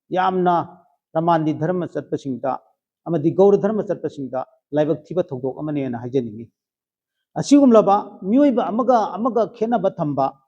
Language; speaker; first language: Manipuri; native; Manipuri